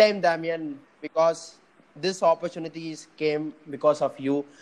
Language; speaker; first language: English; non-native, local second language; Tamil